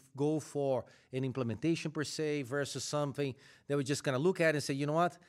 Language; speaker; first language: English; non-native, fluent; Portuguese